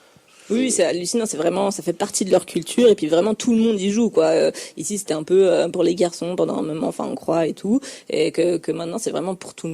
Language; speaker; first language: French; native; French